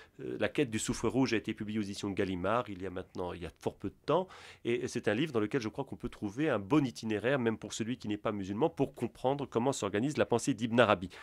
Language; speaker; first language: French; native; French